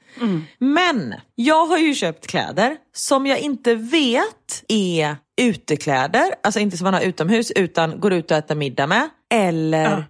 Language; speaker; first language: Swedish; native; Swedish